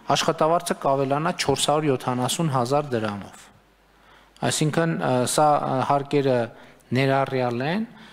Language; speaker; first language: Armenian; native; Armenian